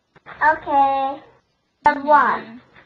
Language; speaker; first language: English; non-native, learner; Korean